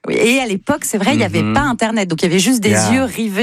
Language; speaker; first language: French; native; French